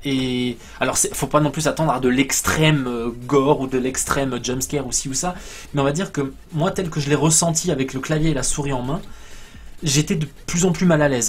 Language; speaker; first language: French; native; French